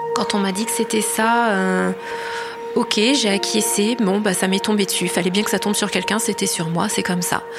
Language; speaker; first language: French; native; French